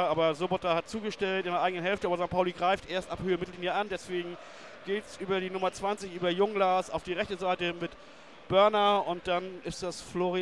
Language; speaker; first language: German; native; German